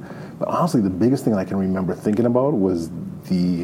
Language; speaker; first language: English; native; English